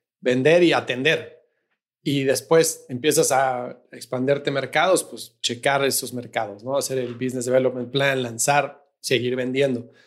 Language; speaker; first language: Spanish; native; Spanish